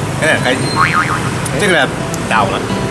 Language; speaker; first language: Vietnamese; non-native, learner; Japanese